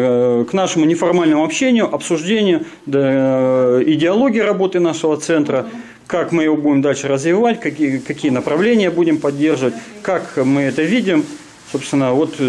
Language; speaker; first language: Russian; native; Russian